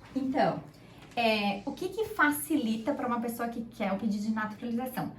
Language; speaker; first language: Portuguese; native; Portuguese